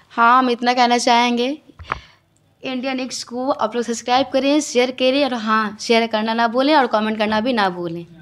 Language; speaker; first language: Hindi; native; Hindi